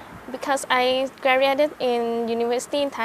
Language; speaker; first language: English; non-native, learner; Thai